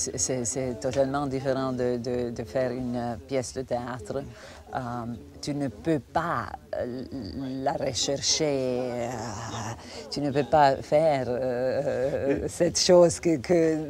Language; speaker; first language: French; non-native, fluent; Croatian